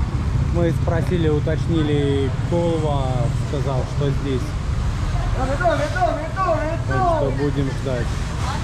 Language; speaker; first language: Russian; native; Russian